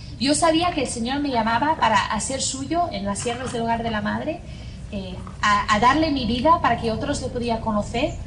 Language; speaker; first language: Spanish; non-native, fluent; English